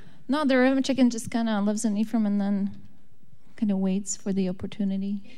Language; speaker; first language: English; early bilingual, other home language; Polish